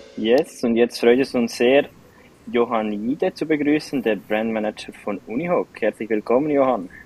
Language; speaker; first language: German; native; German